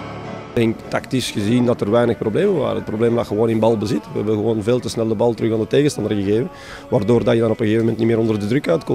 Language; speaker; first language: Dutch; native; Dutch